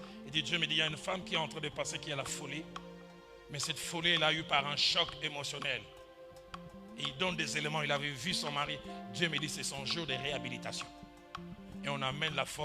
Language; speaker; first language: French; non-native, local second language; Lingala